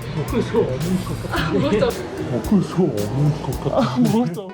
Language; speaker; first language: Korean; native; Korean